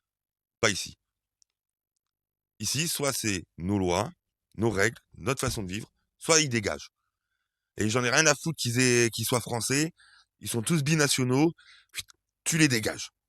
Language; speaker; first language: French; native; French